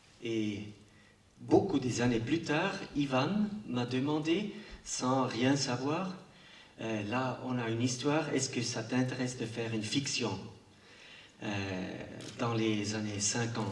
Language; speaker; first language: French; non-native, local second language; German